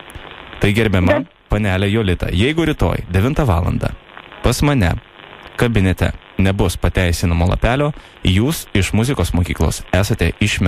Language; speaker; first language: Lithuanian; native; Lithuanian